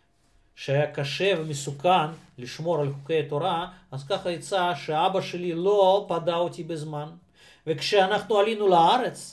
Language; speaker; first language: Hebrew; non-native, fluent; Russian